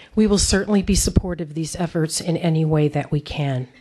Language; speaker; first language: English; native; English